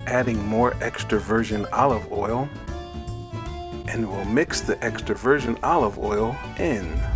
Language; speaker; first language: English; native; English